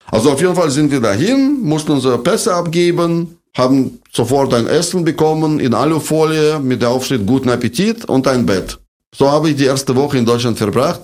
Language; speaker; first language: German; non-native, fluent; Russian